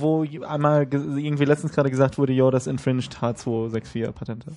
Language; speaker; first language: German; native; German